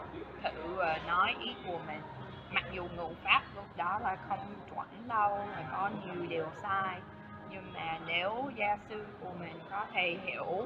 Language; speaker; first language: Vietnamese; non-native, fluent; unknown